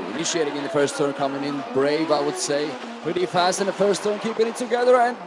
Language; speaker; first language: English; non-native, fluent; Latvian